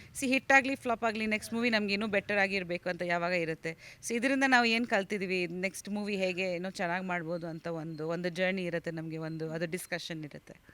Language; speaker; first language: Kannada; non-native, fluent; Bangla